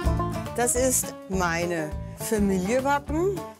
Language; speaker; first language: German; non-native, fluent; Danish